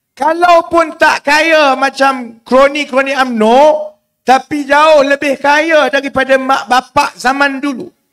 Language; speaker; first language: Malay; native; Malay